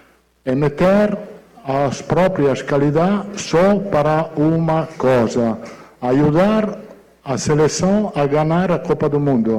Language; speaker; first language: Portuguese; non-native, fluent; Italian